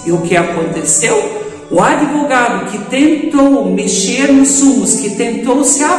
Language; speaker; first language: Portuguese; native; Portuguese